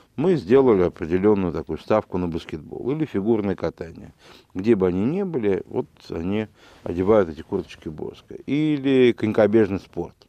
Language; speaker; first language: Russian; native; Russian